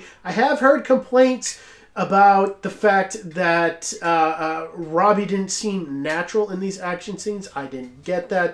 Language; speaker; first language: English; native; English